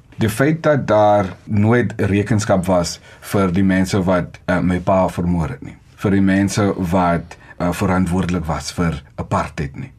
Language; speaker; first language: Afrikaans; non-native, local second language; Xhosa